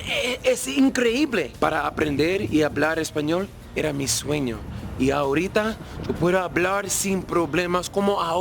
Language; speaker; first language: Spanish; non-native, learner; English